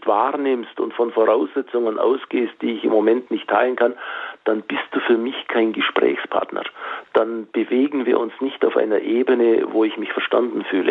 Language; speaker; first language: German; native; German